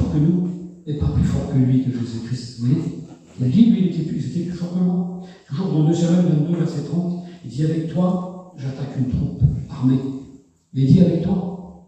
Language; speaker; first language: French; native; French